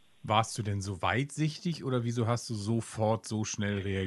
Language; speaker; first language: German; native; German